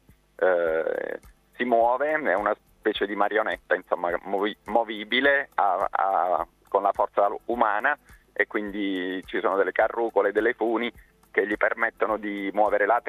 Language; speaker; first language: Italian; native; Italian